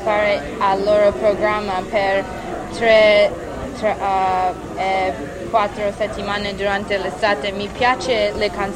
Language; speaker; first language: Italian; non-native, learner; English